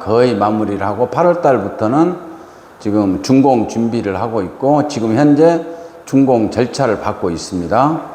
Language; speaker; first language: Korean; native; Korean